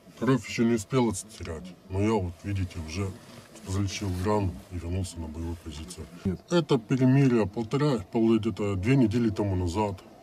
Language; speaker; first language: Russian; native; Russian